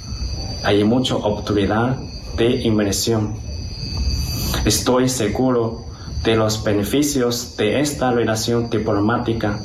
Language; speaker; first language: Spanish; non-native, fluent; Chinese